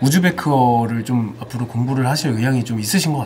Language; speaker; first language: Korean; native; Korean